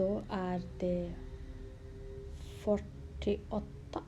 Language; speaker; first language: Swedish; non-native, fluent; Kurdish